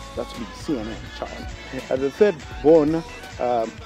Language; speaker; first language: English; non-native, local second language; Shona